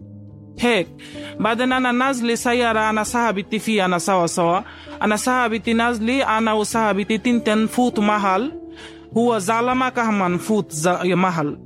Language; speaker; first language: Arabic; non-native, learner; Bangla